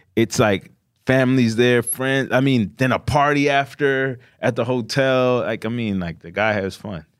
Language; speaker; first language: English; native; English